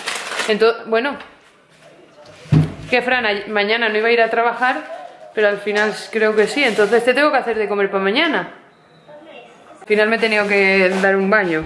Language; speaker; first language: Spanish; native; Spanish